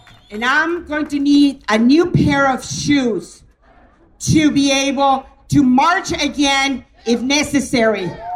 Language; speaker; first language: English; non-native, fluent; Spanish